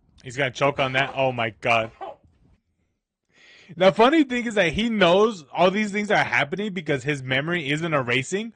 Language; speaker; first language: English; native; English